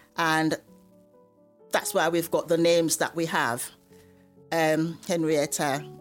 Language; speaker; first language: English; non-native, local second language; Krio